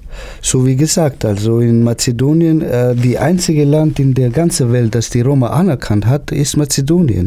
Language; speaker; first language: German; non-native, fluent; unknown